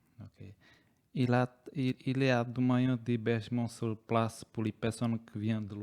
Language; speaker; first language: French; non-native, learner; Portuguese